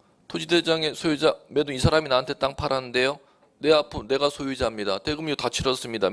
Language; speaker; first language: Korean; native; Korean